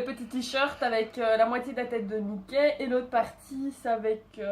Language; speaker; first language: French; native; French